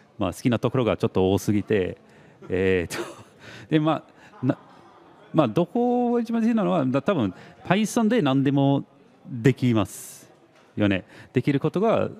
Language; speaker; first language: Japanese; non-native, fluent; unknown